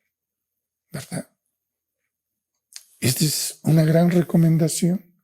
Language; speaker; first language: Spanish; native; Spanish